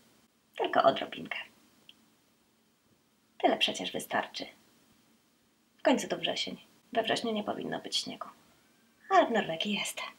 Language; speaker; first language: Polish; native; Polish